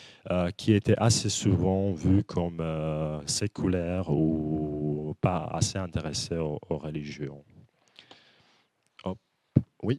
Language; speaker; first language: French; non-native, fluent; Czech